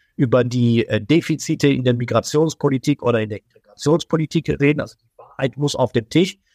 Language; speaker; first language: German; early bilingual, other home language; Persian